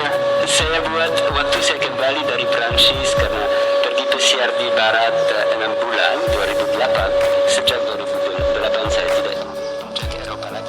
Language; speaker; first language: Indonesian; non-native, learner; French